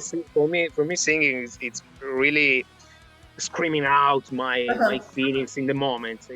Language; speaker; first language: English; non-native, fluent; Italian